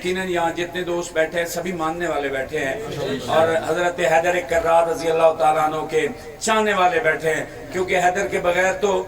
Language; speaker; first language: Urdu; non-native, local second language; Punjabi